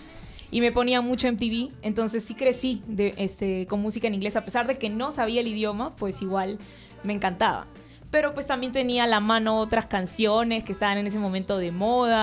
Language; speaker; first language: Spanish; native; Spanish